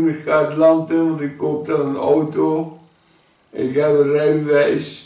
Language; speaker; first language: Dutch; native; Dutch